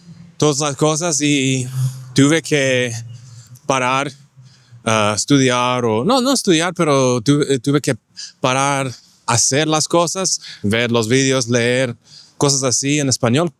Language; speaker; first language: Spanish; non-native, fluent; English